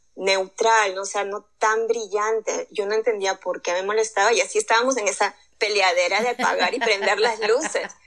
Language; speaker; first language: Spanish; native; Spanish